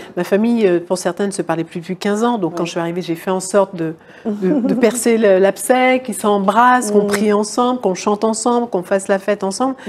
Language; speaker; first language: French; native; French